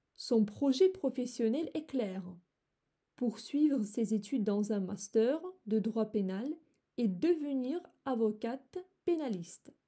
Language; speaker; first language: French; non-native, fluent; Russian